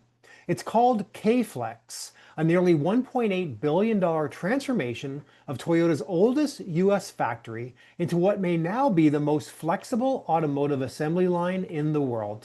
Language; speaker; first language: English; native; English